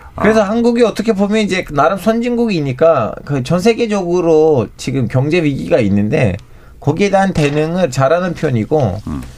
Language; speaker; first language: Korean; non-native, fluent; Turkish